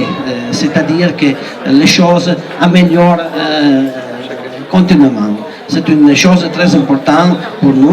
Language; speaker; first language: French; non-native, learner; Italian